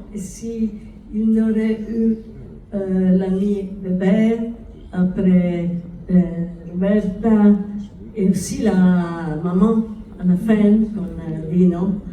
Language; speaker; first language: French; non-native, learner; Italian